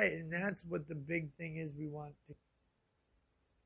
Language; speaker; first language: English; native; English